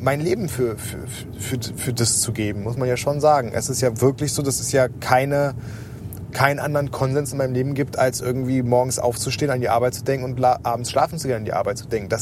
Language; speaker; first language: German; native; German